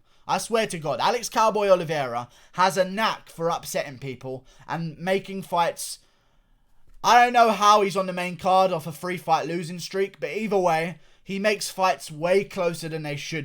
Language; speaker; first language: English; native; English